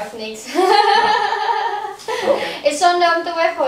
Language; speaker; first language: Dutch; non-native, learner; Indonesian